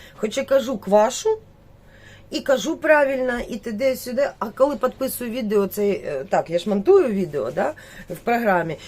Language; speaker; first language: Ukrainian; native; Ukrainian